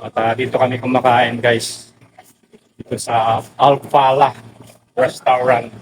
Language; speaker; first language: Filipino; non-native, local second language; Pampanga